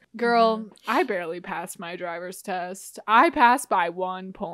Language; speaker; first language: English; native; English